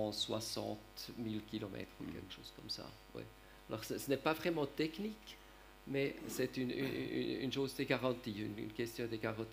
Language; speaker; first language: French; non-native, learner; German